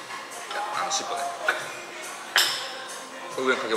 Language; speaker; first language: Japanese; native; Japanese